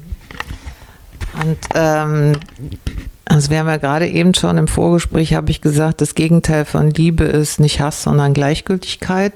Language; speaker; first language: German; native; German